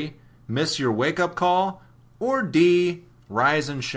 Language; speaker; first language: English; native; English